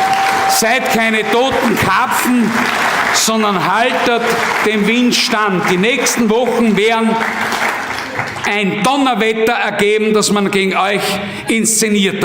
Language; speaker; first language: German; native; German